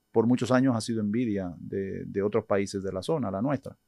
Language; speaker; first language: Spanish; native; Spanish